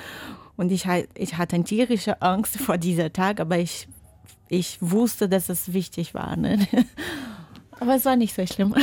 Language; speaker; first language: German; non-native, fluent; Portuguese